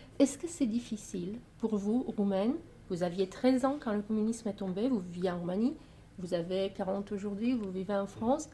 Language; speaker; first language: French; non-native, fluent; Romanian